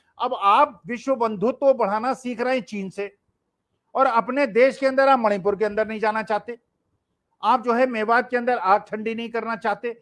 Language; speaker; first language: Hindi; native; Hindi